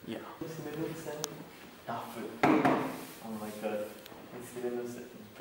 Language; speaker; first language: German; non-native, learner; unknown